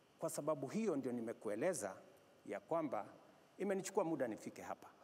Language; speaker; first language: Swahili; non-native, local second language; Kalenjin